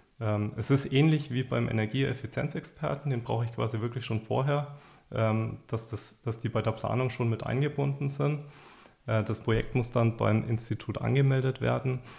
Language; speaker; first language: German; native; German